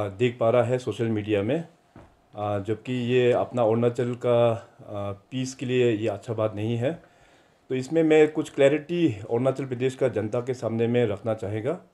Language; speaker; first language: Hindi; non-native, local second language; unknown